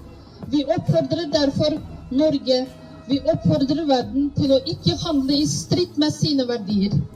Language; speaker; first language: Norwegian; non-native, fluent; Uyghur